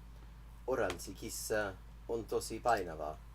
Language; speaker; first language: Finnish; non-native, learner; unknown